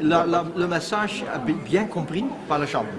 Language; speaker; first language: French; non-native, fluent; Dutch